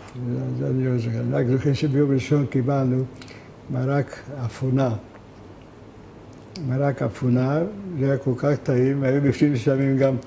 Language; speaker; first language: Hebrew; non-native, fluent; Hungarian